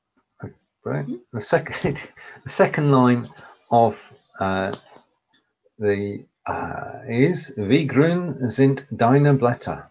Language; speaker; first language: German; non-native, learner; English